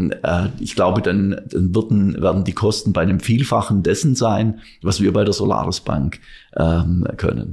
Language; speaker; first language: German; native; German